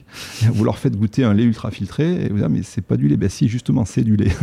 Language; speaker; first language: French; native; French